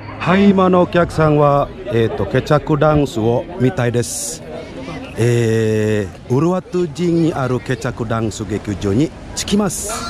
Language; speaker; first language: Japanese; non-native, fluent; Indonesian